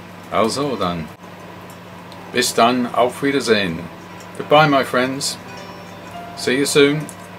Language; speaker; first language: German; non-native, fluent; English